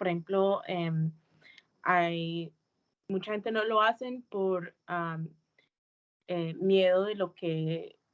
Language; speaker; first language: Spanish; early bilingual, heritage; English